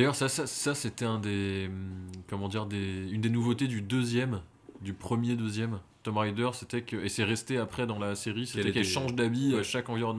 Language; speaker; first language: French; native; French